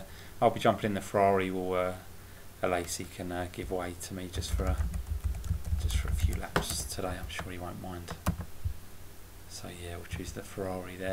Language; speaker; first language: English; native; English